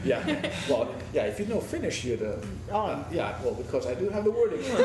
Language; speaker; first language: English; non-native, fluent; Finnish